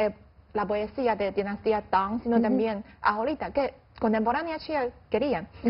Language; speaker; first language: Spanish; non-native, fluent; Chinese